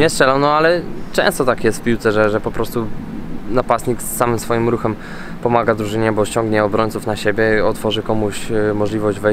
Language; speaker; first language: Polish; native; Polish